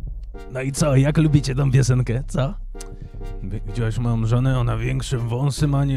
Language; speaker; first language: Polish; early bilingual, heritage; English